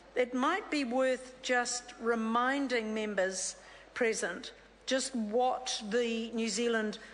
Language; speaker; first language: English; native; English